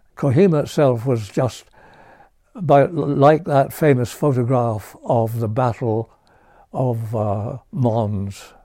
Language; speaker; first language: English; native; English